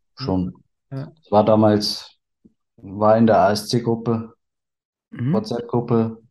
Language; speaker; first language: German; native; German